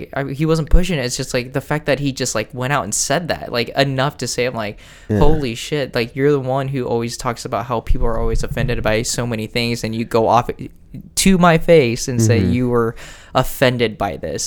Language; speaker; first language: English; native; English